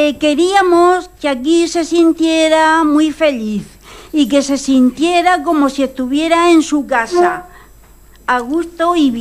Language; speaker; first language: Spanish; native; Spanish